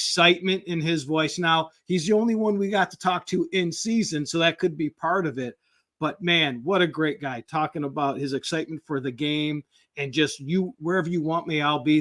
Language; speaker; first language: English; native; English